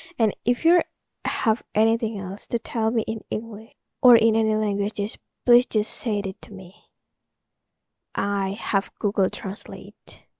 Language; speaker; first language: English; non-native, learner; Indonesian